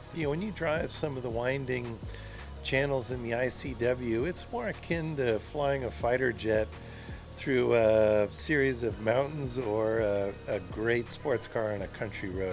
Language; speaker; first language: English; native; English